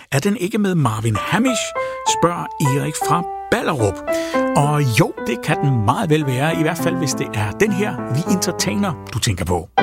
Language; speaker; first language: Danish; native; Danish